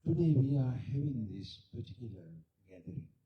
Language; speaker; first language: English; non-native, local second language; Sinhala